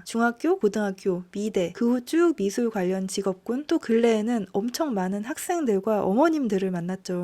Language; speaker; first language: Korean; native; Korean